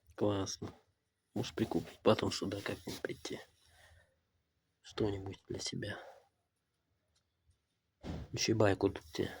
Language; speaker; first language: Russian; non-native, local second language; Yakut